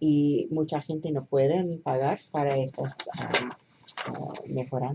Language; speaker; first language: Spanish; non-native, fluent; English